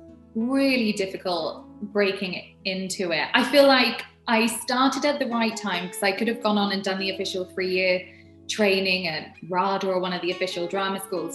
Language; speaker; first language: English; native; English